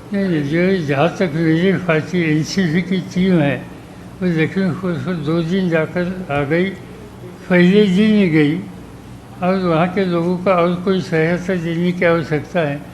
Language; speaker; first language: Hindi; non-native, local second language; Marathi